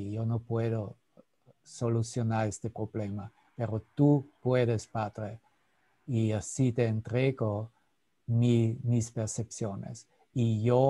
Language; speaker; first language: Spanish; non-native, fluent; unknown